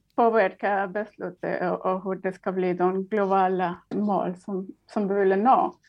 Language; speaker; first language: Swedish; non-native, fluent; Spanish